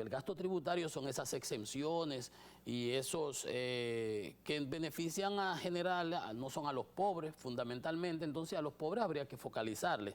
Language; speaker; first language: Spanish; native; Spanish